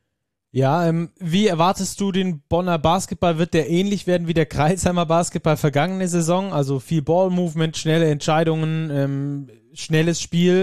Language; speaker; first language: German; native; German